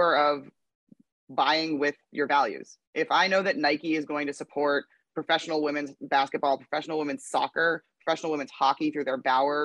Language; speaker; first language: English; native; English